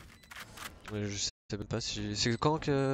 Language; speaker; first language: French; native; French